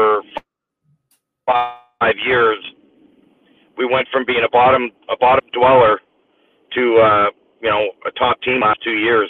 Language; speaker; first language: English; native; English